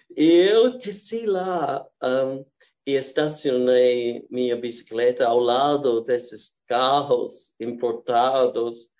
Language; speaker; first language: Portuguese; non-native, fluent; English